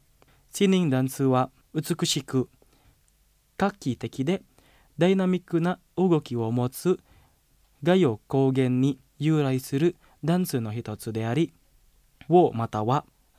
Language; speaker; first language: Japanese; non-native, fluent; Indonesian